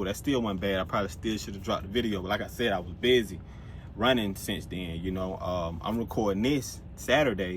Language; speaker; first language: English; native; English